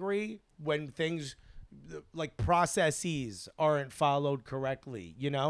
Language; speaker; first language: English; early bilingual, other home language; Spanish